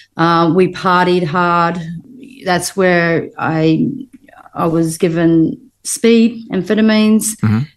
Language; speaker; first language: English; native; English